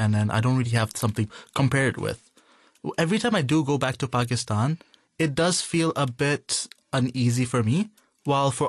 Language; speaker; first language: English; non-native, local second language; Urdu